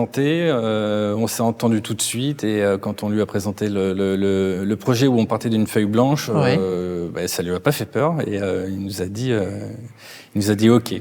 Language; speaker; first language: French; native; French